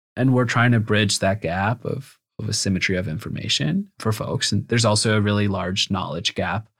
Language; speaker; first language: English; early bilingual, other home language; Spanish